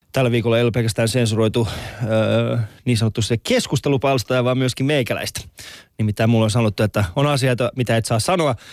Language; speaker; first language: Finnish; early bilingual, other home language; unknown